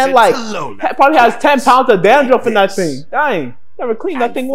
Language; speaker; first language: English; native; English